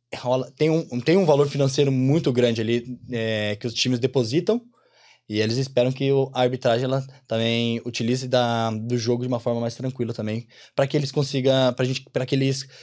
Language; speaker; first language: Portuguese; native; Portuguese